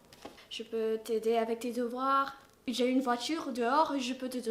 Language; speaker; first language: French; non-native, fluent; English